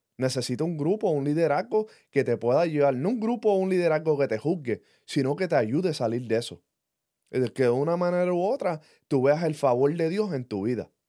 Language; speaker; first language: Spanish; early bilingual, heritage; English